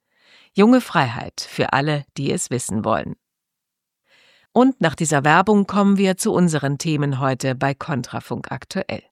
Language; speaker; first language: German; native; German